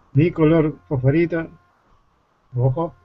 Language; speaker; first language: Spanish; non-native, learner; Russian